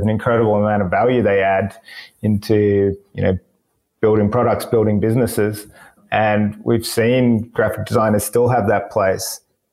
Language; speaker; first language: English; native; English